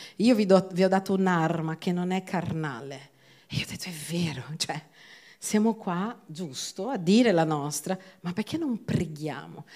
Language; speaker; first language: Italian; non-native, fluent; Portuguese